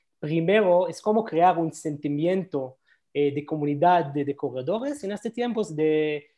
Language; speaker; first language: Spanish; non-native, learner; Hebrew